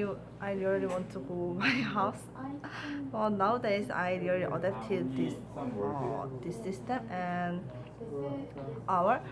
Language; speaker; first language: English; non-native, learner; Korean